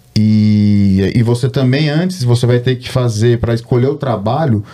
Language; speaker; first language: Portuguese; native; Portuguese